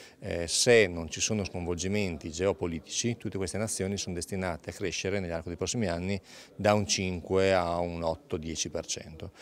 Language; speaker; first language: Italian; native; Italian